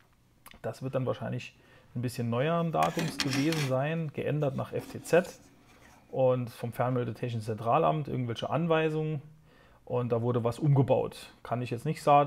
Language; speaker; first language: German; native; German